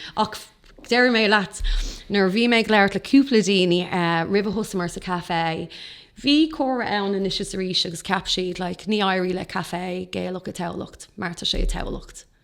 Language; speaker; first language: Irish; non-native, local second language; English